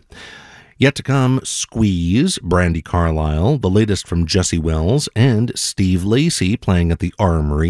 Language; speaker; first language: English; native; English